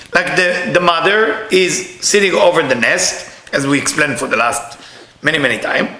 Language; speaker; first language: English; non-native, learner; Hebrew